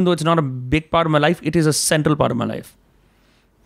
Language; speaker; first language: English; non-native, local second language; Hindi